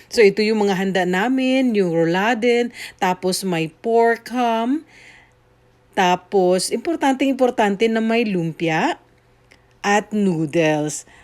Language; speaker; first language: Filipino; native; Filipino